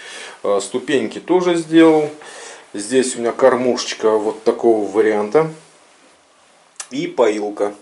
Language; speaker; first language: Russian; native; Russian